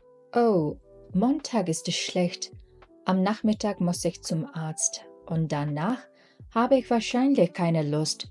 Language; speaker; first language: German; non-native, fluent; Mongolian